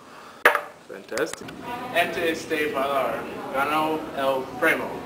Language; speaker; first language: Spanish; non-native, learner; English